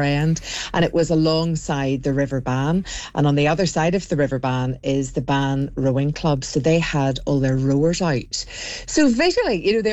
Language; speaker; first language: English; native; English